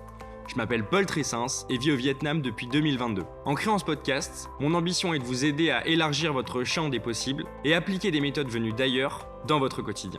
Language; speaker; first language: French; native; French